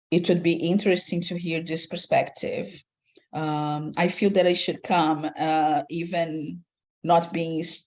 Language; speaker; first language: English; non-native, fluent; Portuguese